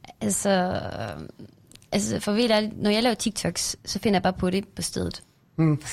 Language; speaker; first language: Danish; native; Danish